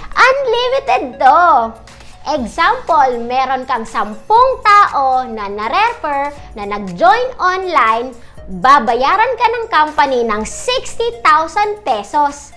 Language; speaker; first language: Filipino; non-native, local second language; Bikol